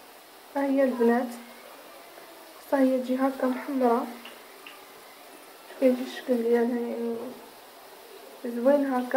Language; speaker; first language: Arabic; native; Arabic